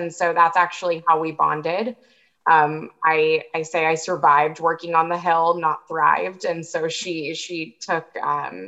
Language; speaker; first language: English; native; English